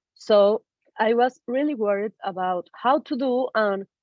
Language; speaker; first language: English; non-native, learner; Spanish